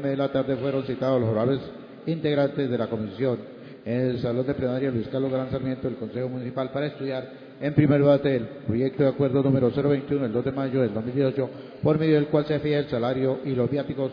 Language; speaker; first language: Spanish; native; Spanish